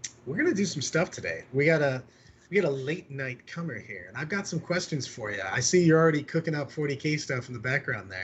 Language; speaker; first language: English; native; English